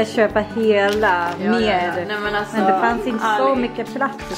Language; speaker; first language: Swedish; non-native, learner; Japanese